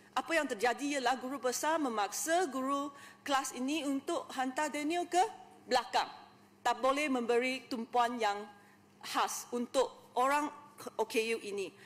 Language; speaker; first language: Malay; non-native, local second language; Chinese